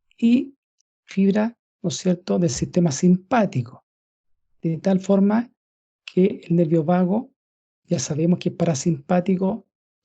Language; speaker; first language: Spanish; native; Spanish